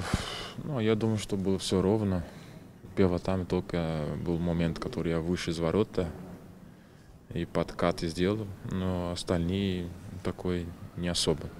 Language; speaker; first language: Russian; non-native, learner; Portuguese